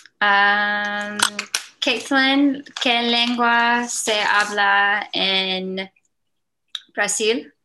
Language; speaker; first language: Spanish; non-native, learner; English